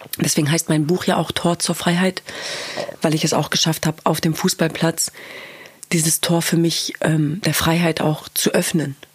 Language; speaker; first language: German; early bilingual, other home language; Kurdish